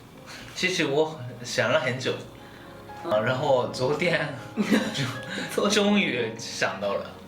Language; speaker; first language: Chinese; non-native, fluent; Japanese